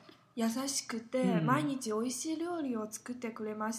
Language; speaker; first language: Japanese; non-native, learner; Chinese